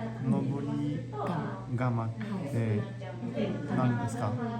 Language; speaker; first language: Japanese; non-native, fluent; French